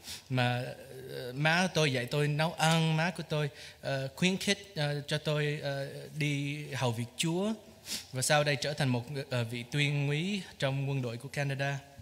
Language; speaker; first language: Vietnamese; early bilingual, heritage; Vietnamese